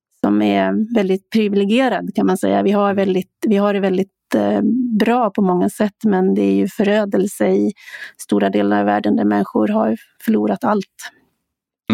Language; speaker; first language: Swedish; native; Swedish